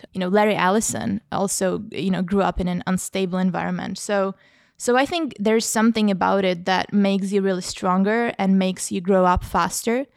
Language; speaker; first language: English; non-native, fluent; Czech